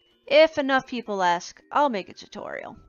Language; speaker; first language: English; native; English